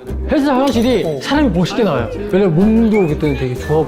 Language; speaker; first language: Korean; native; Korean